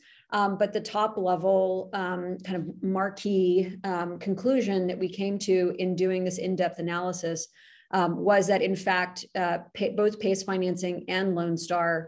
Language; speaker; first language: English; native; English